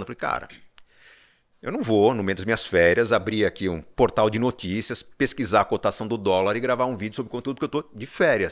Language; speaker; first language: Portuguese; native; Portuguese